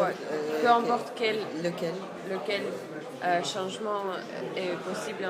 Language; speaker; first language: French; non-native, fluent; Russian